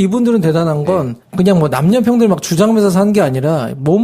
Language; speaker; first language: Korean; native; Korean